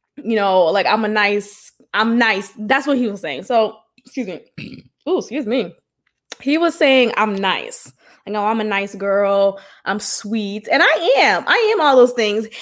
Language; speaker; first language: English; early bilingual, other home language; Haitian Creole